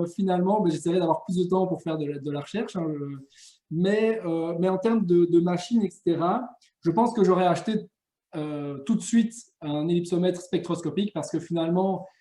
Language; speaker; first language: French; native; French